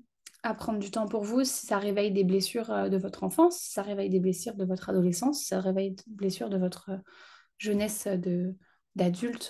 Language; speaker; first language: French; native; French